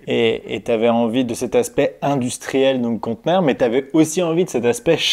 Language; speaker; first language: French; native; French